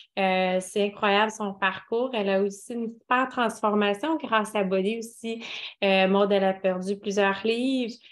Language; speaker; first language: French; native; French